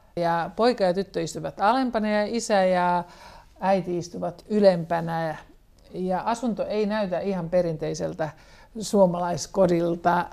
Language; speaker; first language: Finnish; native; Finnish